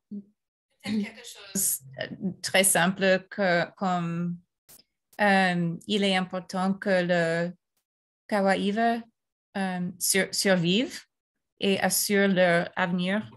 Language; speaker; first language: French; non-native, fluent; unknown